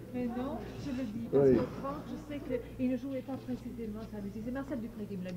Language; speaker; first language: French; native; French